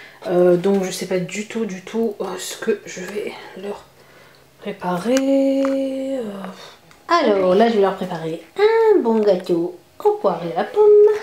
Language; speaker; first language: French; native; French